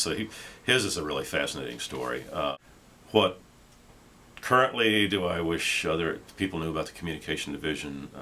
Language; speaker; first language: English; native; English